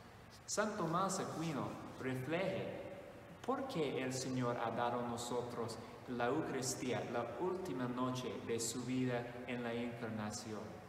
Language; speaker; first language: Spanish; non-native, fluent; English